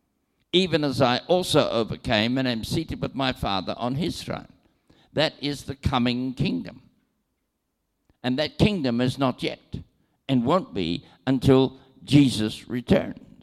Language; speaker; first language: English; native; English